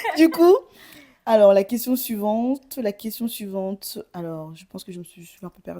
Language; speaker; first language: French; non-native, local second language; Bambara